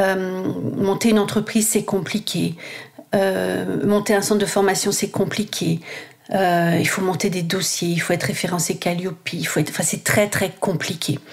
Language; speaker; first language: French; native; French